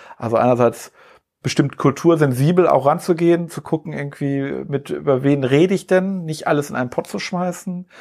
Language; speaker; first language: German; native; German